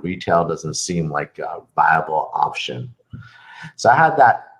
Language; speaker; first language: English; native; English